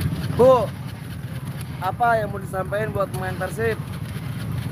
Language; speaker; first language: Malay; non-native, local second language; Sundanese